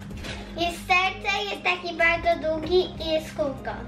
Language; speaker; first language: Polish; early bilingual, heritage; Polish